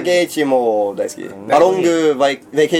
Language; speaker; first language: Japanese; non-native, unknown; Swedish